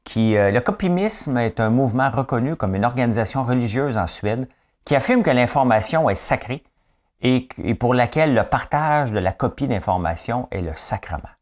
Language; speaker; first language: French; native; French